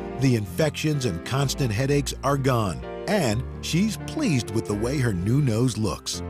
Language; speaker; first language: English; native; English